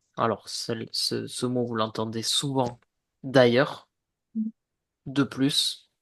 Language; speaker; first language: French; native; French